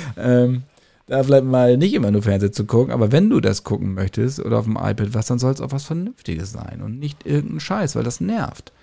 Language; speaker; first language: German; native; German